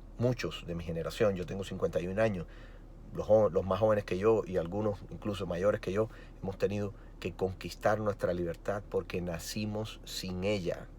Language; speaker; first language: Spanish; native; Spanish